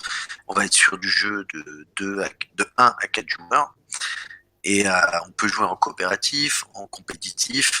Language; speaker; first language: French; native; French